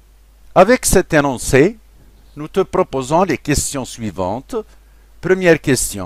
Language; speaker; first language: French; non-native, local second language; Arabic